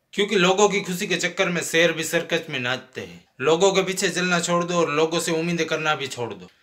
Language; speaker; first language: Hindi; non-native, local second language; Gujarati